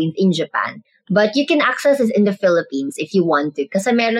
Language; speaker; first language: English; non-native, local second language; Cebuano